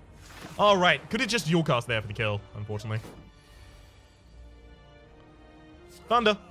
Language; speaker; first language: English; native; English